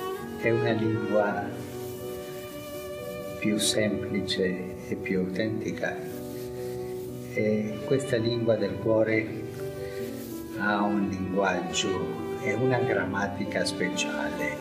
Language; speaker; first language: Italian; non-native, fluent; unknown